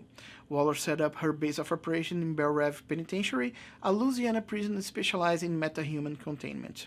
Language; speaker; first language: English; non-native, fluent; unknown